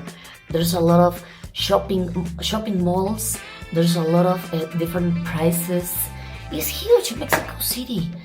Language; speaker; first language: English; non-native, learner; Spanish